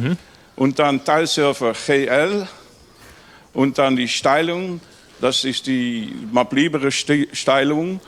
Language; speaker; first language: German; non-native, learner; Dutch